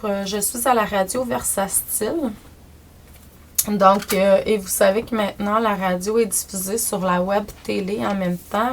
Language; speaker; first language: French; native; French